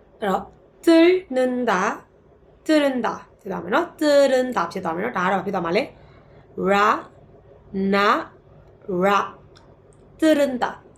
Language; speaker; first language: Korean; non-native, fluent; Burmese